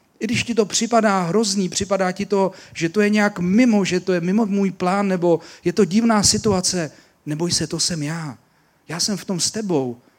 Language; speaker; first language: Czech; native; Czech